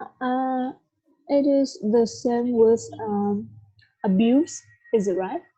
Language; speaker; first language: English; non-native, learner; Vietnamese